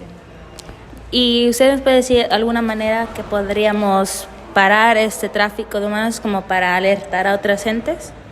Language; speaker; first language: Spanish; early bilingual, heritage; Spanish